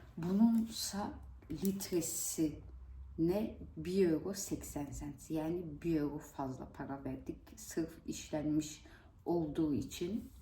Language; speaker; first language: Turkish; early bilingual, heritage; Turkish